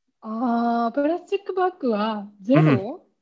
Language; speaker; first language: Japanese; non-native, learner; German